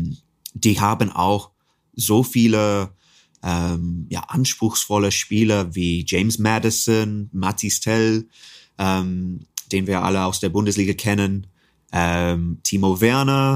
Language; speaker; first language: German; non-native, fluent; English